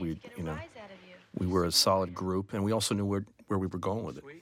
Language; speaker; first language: English; native; English